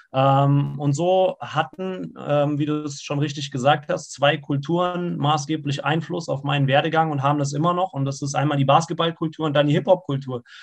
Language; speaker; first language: German; native; German